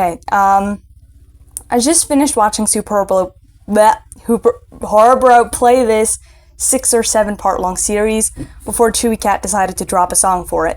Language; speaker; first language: English; native; English